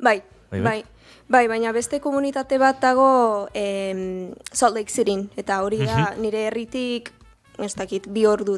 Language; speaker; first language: Basque; non-native, learner; English